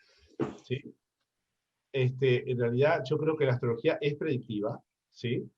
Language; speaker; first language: Spanish; native; Spanish